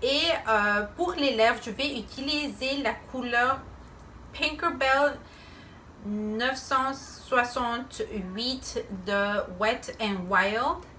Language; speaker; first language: French; non-native, fluent; Spanish